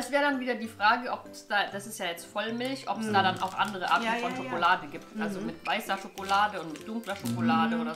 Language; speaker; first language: German; native; German